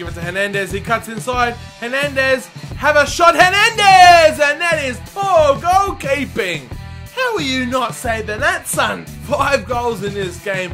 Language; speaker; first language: English; native; English